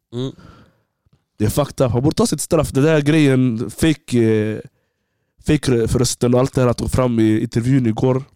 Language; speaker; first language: Swedish; early bilingual, other home language; Somali